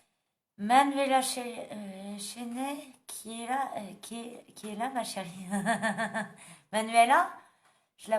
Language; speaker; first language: French; native; French